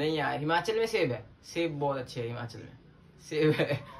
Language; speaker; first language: Hindi; native; Hindi